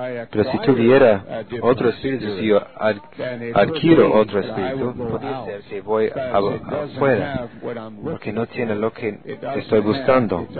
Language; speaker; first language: Spanish; non-native, fluent; English